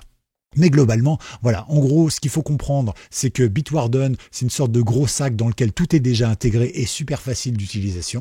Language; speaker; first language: French; native; French